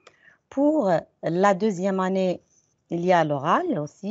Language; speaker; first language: French; non-native, local second language; Arabic